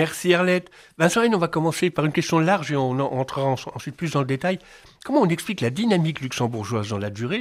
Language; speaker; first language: French; native; French